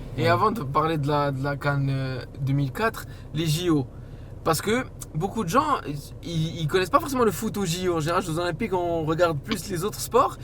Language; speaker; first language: French; non-native, local second language; Arabic